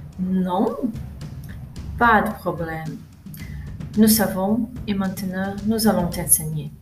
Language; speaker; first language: French; non-native, learner; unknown